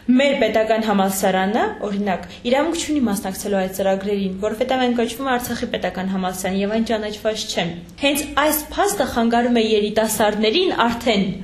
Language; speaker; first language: Armenian; native; Armenian